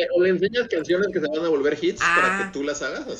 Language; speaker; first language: Spanish; native; Spanish